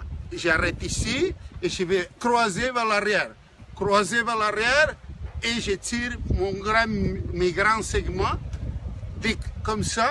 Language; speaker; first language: French; non-native, fluent; Spanish